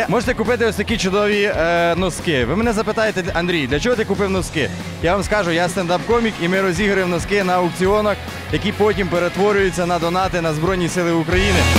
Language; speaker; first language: Ukrainian; native; Ukrainian